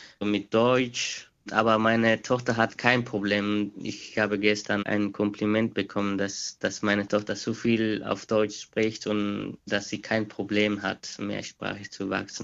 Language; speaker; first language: German; non-native, fluent; Quechua